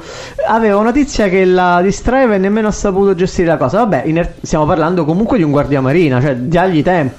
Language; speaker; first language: Italian; native; Italian